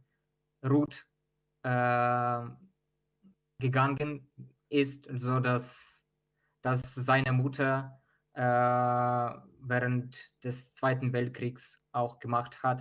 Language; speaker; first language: German; non-native, fluent; Ukrainian